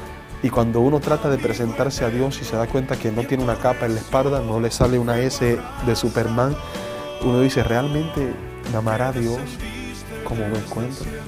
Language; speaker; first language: Spanish; native; Spanish